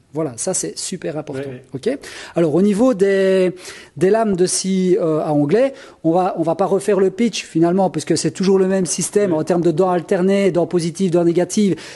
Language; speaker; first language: French; native; French